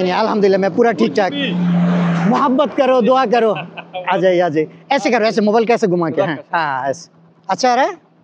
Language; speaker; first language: Hindi; non-native, fluent; Bangla